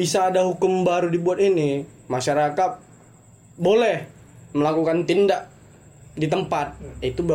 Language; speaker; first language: Indonesian; native; Indonesian